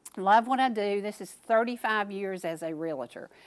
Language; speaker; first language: English; native; English